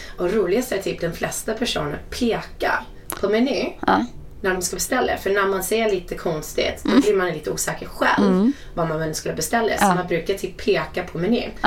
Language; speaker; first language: Swedish; non-native, fluent; English